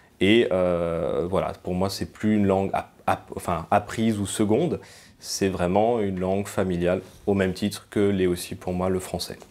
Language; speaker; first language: French; native; French